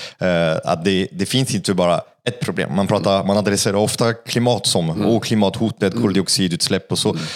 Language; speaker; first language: Swedish; non-native, fluent; French